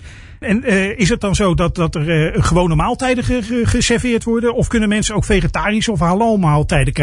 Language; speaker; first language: Dutch; native; Dutch